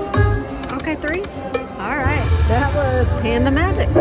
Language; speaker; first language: English; native; English